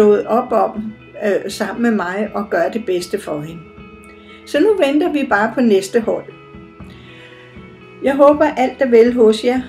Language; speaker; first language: Danish; native; Danish